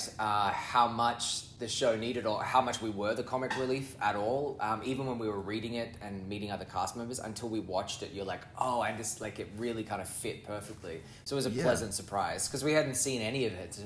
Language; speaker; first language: English; native; English